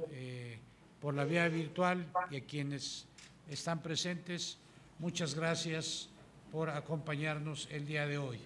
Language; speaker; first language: Spanish; native; Spanish